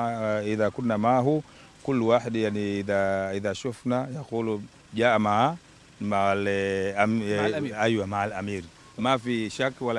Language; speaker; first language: Arabic; non-native, fluent; Swahili